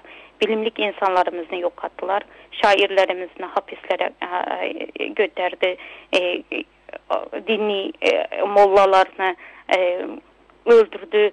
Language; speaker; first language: Turkish; non-native, local second language; Uyghur